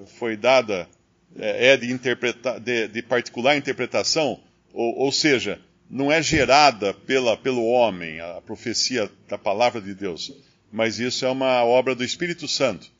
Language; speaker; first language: Portuguese; native; Portuguese